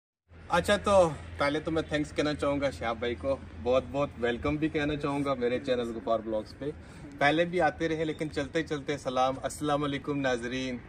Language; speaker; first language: Hindi; native; Hindi